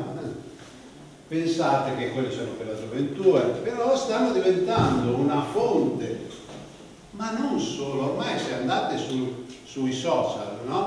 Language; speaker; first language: Italian; native; Italian